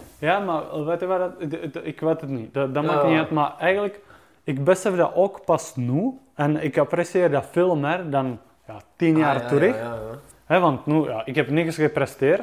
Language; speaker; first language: Dutch; non-native, fluent; Czech